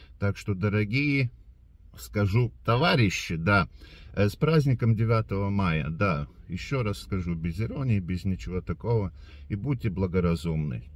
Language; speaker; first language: Russian; non-native, local second language; Latvian